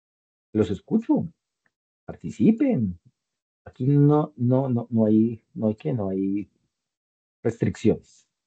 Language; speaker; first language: Spanish; native; Spanish